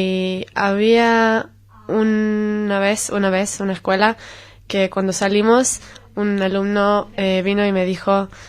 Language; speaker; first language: Spanish; non-native, fluent; Hebrew